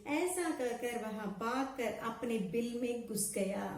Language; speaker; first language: Hindi; non-native, local second language; Telugu